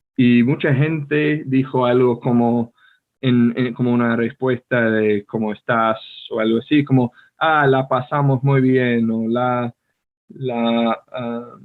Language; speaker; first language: Spanish; non-native, fluent; English